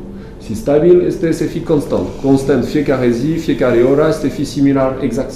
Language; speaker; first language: Romanian; non-native, learner; French